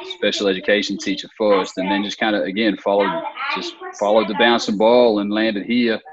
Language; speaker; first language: English; native; English